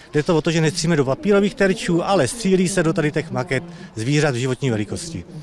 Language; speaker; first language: Czech; native; Czech